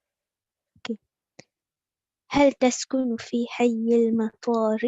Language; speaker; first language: Arabic; non-native, learner; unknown